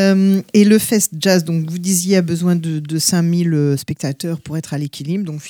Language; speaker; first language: French; native; French